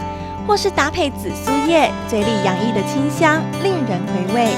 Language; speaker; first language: Chinese; native; Chinese